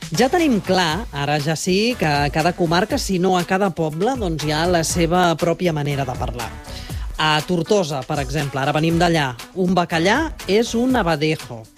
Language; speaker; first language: Catalan; native; Catalan